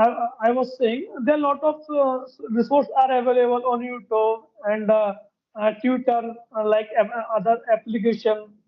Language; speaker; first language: English; non-native, learner; Hindi